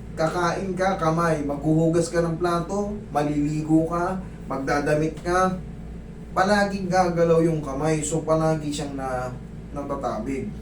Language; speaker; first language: Filipino; native; Filipino